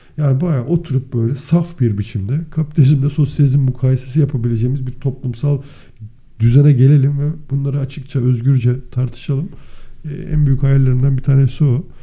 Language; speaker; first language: Turkish; native; Turkish